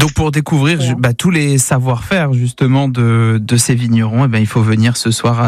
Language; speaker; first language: French; native; French